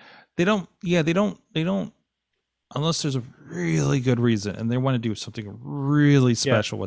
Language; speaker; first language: English; native; English